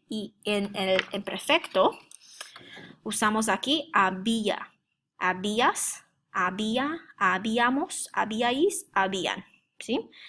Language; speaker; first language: Spanish; non-native, fluent; English